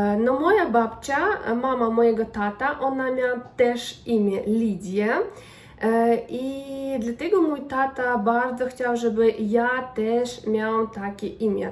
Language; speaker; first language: Polish; non-native, learner; Ukrainian